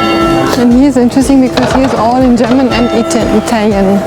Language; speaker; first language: English; non-native, learner; German